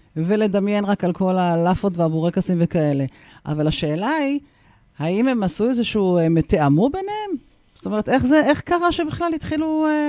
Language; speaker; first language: Hebrew; native; Hebrew